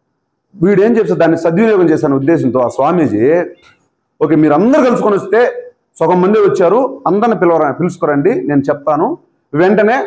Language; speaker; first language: Telugu; native; Telugu